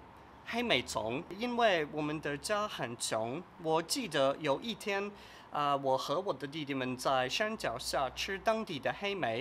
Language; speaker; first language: Chinese; non-native, fluent; English